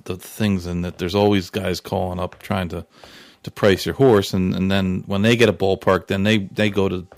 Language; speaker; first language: English; native; English